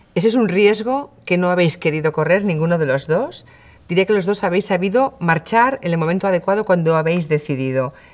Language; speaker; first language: Spanish; native; Spanish